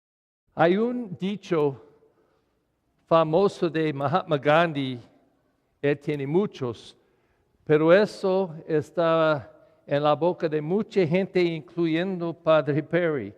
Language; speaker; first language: Spanish; non-native, learner; English